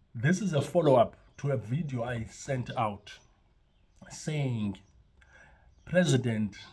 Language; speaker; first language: English; non-native, local second language; Xhosa